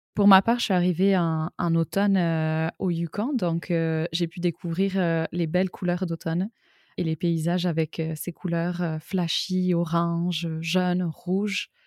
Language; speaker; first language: French; native; French